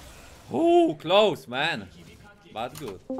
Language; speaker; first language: English; non-native, learner; Polish